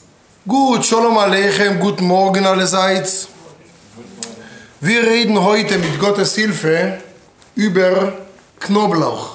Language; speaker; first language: German; non-native, fluent; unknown